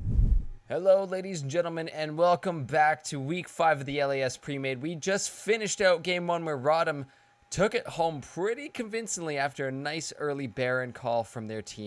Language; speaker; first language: English; native; English